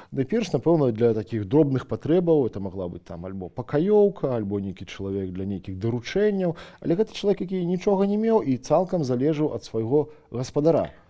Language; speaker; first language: Belarusian; non-native, local second language; Russian